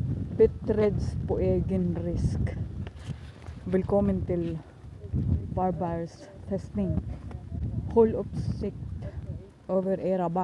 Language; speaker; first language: Swedish; non-native, fluent; Filipino